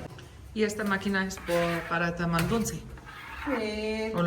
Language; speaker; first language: Spanish; early bilingual, heritage; English